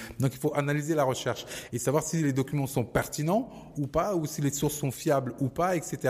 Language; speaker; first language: French; early bilingual, other home language; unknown